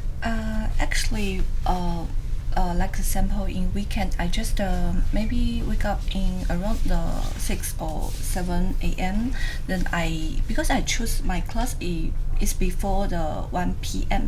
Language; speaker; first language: English; non-native, learner; Chinese